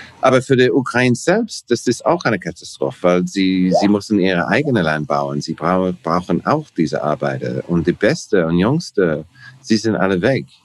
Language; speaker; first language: German; non-native, learner; English